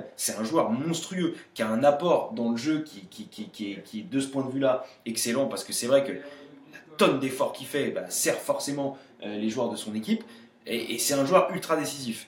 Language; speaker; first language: French; native; French